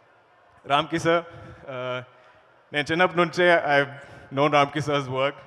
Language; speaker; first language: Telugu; non-native, learner; Malayalam